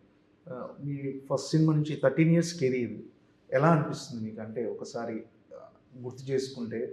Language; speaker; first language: Telugu; native; Telugu